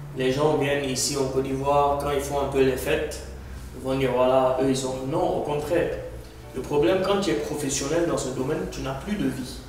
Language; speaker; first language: French; non-native, local second language; Arabic